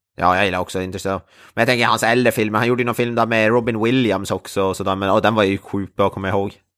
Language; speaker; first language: Swedish; native; Swedish